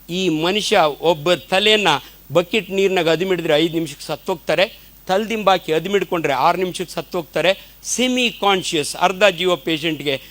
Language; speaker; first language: Kannada; native; Kannada